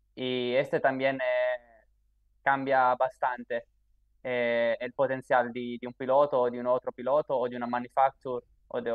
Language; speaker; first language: Spanish; non-native, fluent; Italian